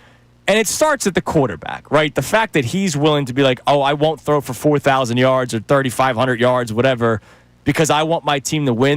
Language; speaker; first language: English; native; English